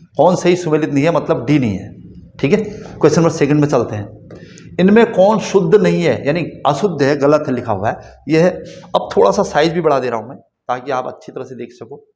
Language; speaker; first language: Hindi; native; Hindi